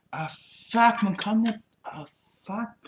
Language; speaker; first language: German; native; German